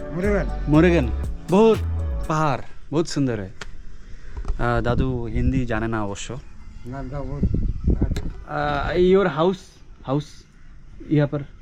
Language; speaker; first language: Hindi; non-native, learner; Bangla